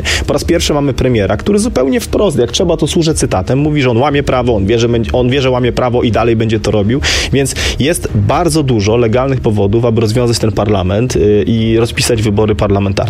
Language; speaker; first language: Polish; native; Polish